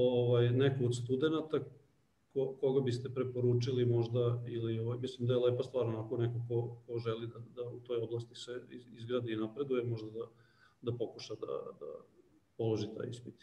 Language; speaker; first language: Serbian; native; Serbian